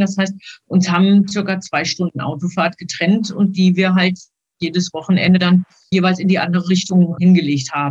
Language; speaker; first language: German; native; German